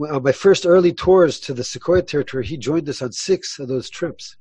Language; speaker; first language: English; early bilingual, other home language; Spanish